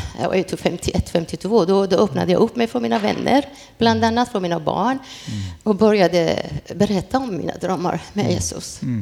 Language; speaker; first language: Swedish; non-native, fluent; Persian